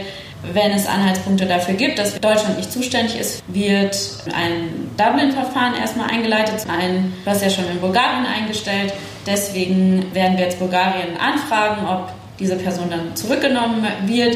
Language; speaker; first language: German; native; German